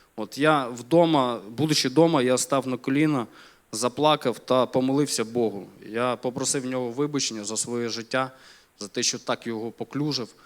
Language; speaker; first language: Ukrainian; non-native, local second language; Russian